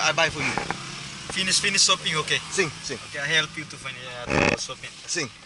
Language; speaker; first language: English; non-native, learner; Vietnamese